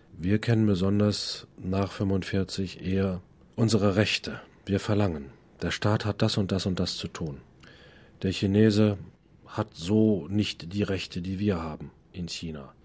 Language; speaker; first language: German; native; German